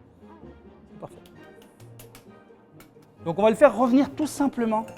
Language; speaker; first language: French; native; French